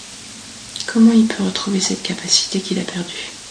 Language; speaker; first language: French; native; French